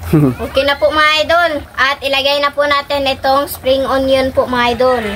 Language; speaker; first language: Filipino; non-native, local second language; Cebuano